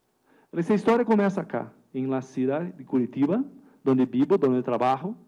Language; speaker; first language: Spanish; non-native, learner; Portuguese